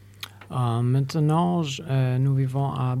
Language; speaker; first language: French; non-native, learner; Polish